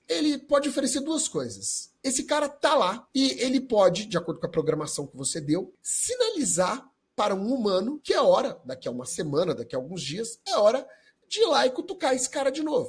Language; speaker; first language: Portuguese; native; Portuguese